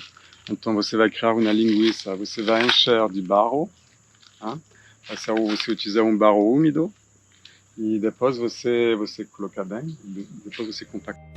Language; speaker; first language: Portuguese; non-native, fluent; French